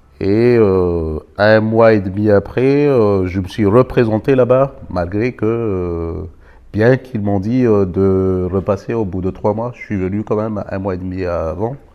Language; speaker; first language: French; non-native, local second language; Malagasy